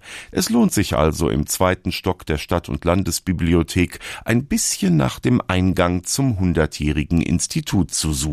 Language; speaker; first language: German; native; German